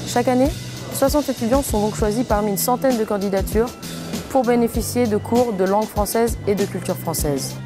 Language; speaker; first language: French; native; French